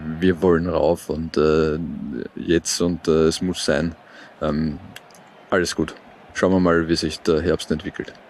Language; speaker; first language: German; native; German